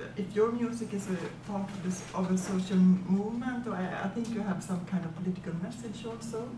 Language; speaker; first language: English; non-native, fluent; Swedish